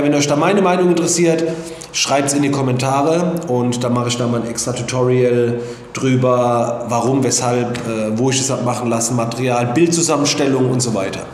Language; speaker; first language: German; native; German